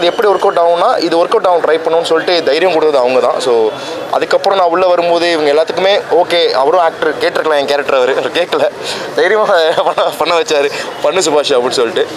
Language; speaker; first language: Tamil; native; Tamil